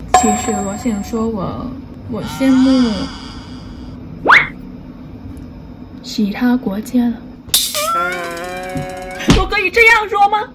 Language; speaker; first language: Chinese; non-native, fluent; Thai